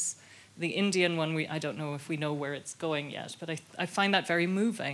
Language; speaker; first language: English; native; English